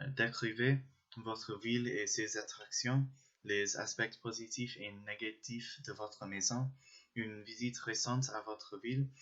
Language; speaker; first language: French; non-native, learner; English